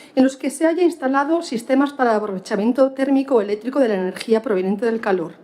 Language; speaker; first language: Spanish; non-native, local second language; Galician